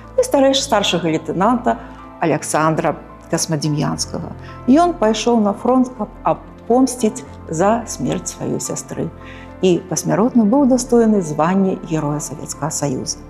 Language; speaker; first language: Belarusian; native; Belarusian